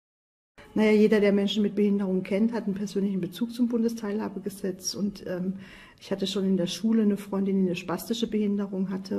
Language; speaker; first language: German; native; German